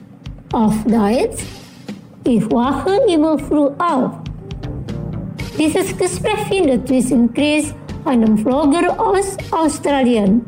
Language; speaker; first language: German; non-native, fluent; Indonesian